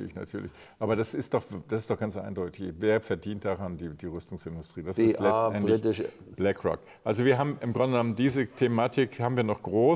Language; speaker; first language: German; native; German